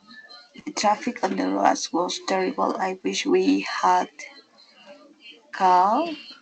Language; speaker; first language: English; non-native, learner; Spanish